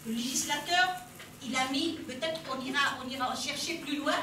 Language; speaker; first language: French; non-native, local second language; Arabic